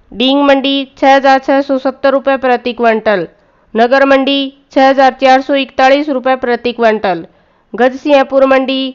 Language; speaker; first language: Hindi; native; Hindi